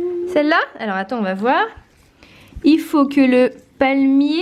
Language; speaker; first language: French; native; French